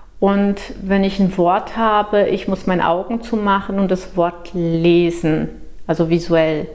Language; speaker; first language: German; non-native, fluent; Portuguese